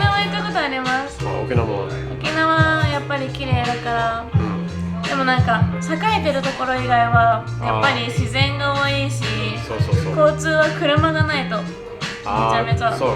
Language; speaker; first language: Japanese; native; Japanese